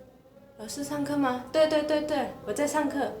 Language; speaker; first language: Chinese; non-native, fluent; Indonesian